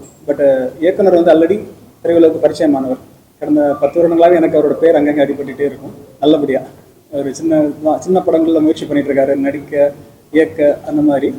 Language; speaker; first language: Tamil; native; Tamil